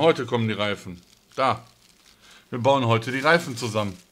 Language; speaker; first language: German; native; German